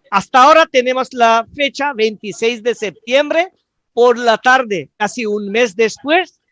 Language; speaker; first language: Spanish; non-native, fluent; Bangla